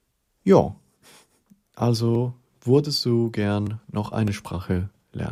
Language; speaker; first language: German; non-native, fluent; Spanish